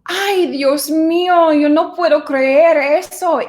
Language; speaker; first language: Spanish; non-native, fluent; English